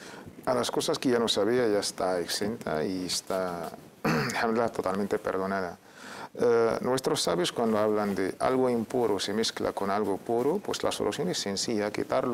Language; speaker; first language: Spanish; native; Spanish